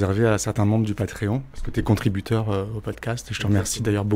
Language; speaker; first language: French; native; French